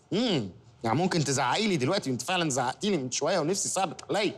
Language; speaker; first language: Arabic; native; Arabic